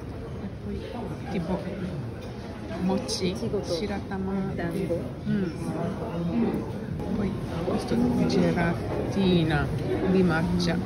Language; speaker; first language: Italian; non-native, learner; Japanese